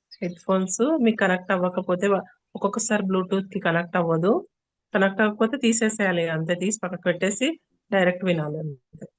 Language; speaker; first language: Telugu; native; Telugu